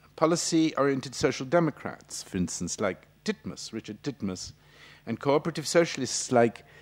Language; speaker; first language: English; native; English